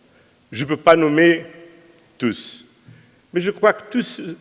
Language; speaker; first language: French; non-native, fluent; Portuguese